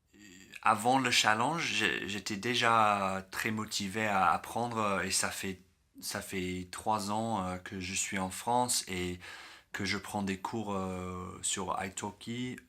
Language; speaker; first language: French; non-native, learner; English